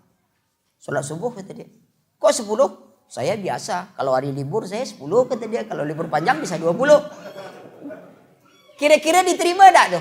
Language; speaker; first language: Malay; native; Malay